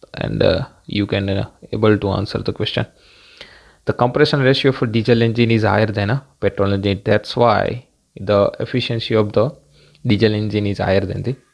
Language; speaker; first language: English; non-native, local second language; Gujarati